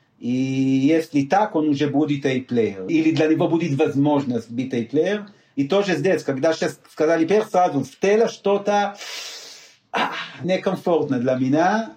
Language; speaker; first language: Russian; non-native, learner; Hebrew